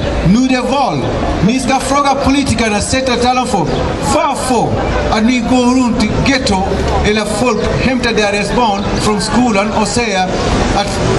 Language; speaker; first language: Swedish; non-native, fluent; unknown